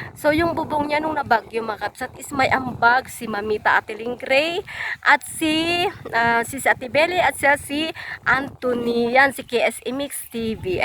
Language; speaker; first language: Filipino; non-native, local second language; Iloko